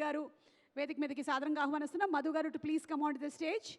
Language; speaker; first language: Telugu; native; Telugu